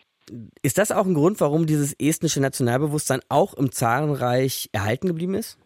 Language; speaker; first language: German; native; German